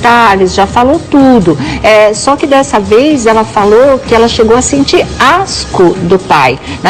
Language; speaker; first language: Portuguese; native; Portuguese